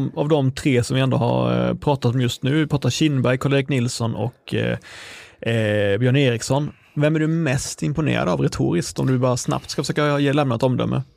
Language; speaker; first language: Swedish; native; Swedish